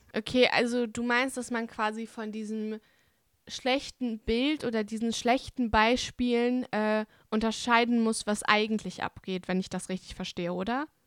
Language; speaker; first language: German; native; German